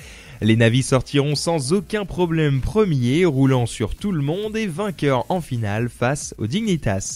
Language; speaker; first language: French; native; French